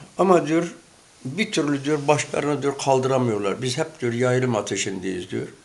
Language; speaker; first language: Turkish; native; Turkish